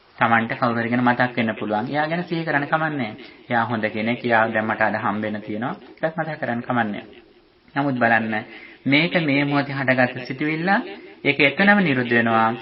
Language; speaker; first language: Sinhala; native; Sinhala